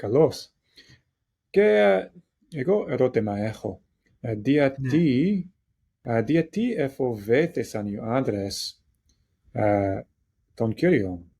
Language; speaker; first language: Greek; non-native, learner; English